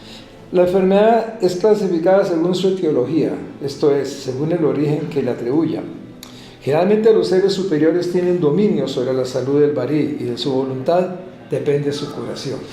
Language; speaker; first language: Spanish; native; Spanish